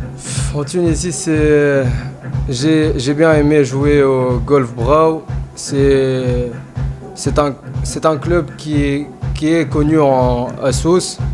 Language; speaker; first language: French; non-native, fluent; Arabic